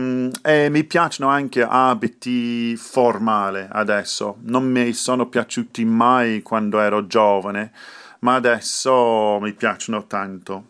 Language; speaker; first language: Italian; non-native, fluent; English